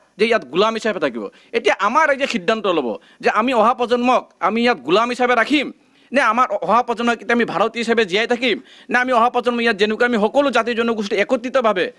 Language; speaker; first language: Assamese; non-native, local second language; Bangla